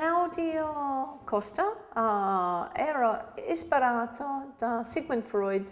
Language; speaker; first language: Italian; non-native, fluent; English